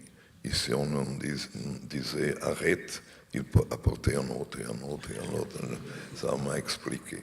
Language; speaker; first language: French; non-native, fluent; Portuguese